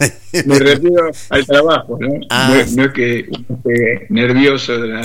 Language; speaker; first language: Spanish; native; Spanish